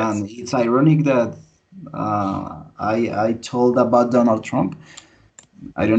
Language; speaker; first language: English; non-native, learner; Spanish